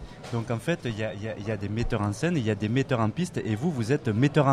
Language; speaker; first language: French; native; French